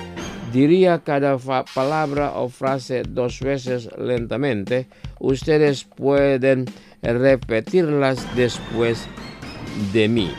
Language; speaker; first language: Spanish; non-native, fluent; Indonesian